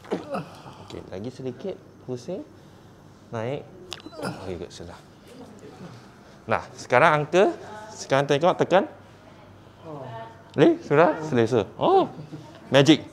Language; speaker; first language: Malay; non-native, local second language; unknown